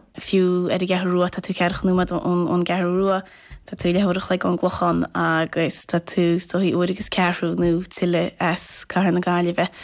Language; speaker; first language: Irish; native; Irish